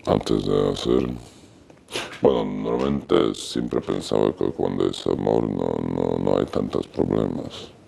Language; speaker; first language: Spanish; non-native, learner; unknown